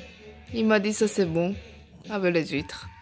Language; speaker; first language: French; non-native, fluent; Korean